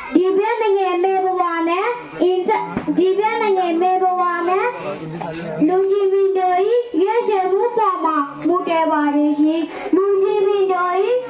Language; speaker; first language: Burmese; non-native, local second language; Rohingya